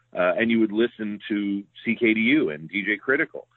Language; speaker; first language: English; native; English